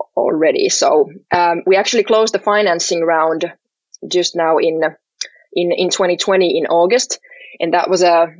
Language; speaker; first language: English; non-native, fluent; Finnish